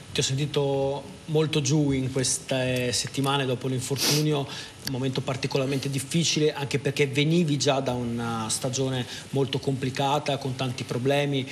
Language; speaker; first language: Italian; native; Italian